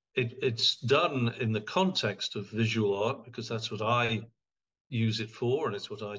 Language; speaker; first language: English; native; English